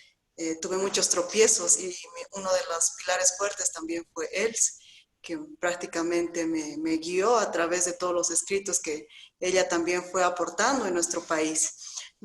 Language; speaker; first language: Spanish; native; Spanish